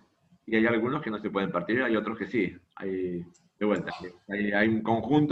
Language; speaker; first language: Spanish; native; Spanish